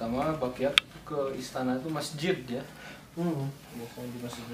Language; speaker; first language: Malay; non-native, local second language; Sundanese